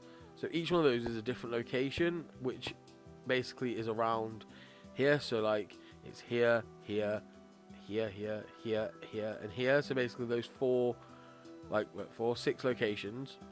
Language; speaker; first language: English; native; English